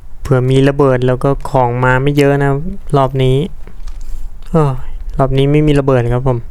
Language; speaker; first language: Thai; native; Thai